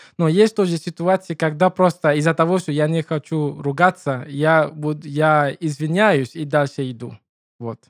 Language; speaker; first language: Russian; non-native, learner; English